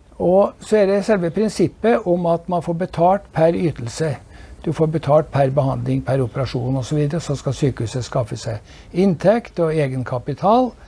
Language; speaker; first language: Norwegian; native; Norwegian